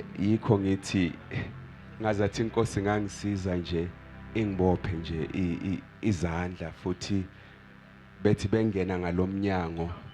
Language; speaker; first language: Zulu; native; Zulu